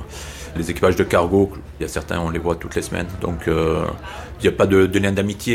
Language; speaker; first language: French; native; French